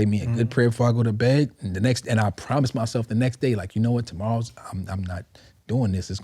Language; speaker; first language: English; native; English